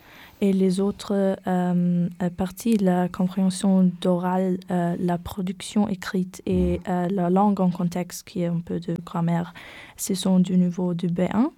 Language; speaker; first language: French; non-native, learner; German